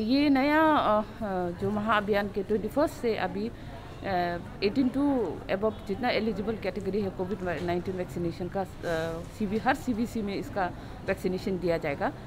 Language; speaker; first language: Hindi; non-native, local second language; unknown